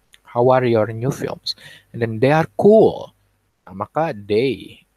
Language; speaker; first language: English; non-native, fluent; Indonesian